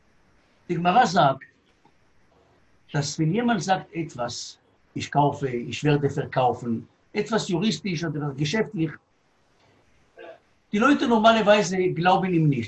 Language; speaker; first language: German; non-native, learner; Hebrew